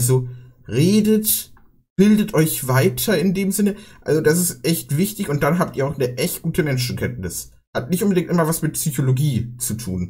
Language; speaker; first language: German; native; German